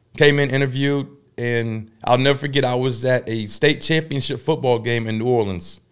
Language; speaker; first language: English; native; English